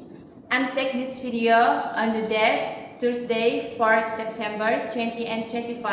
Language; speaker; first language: English; non-native, learner; Indonesian